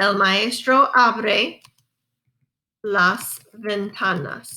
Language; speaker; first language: Spanish; non-native, fluent; English